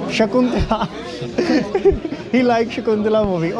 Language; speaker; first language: English; non-native, learner; Urdu